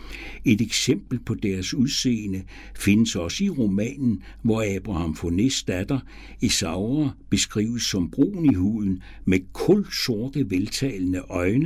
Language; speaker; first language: Danish; native; Danish